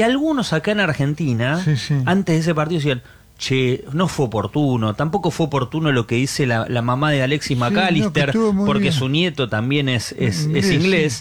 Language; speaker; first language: Spanish; native; Spanish